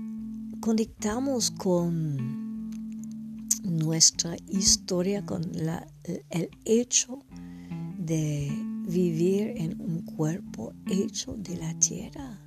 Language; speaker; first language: Spanish; non-native, fluent; English